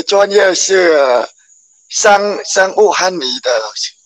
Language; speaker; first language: Chinese; non-native, learner; Khmer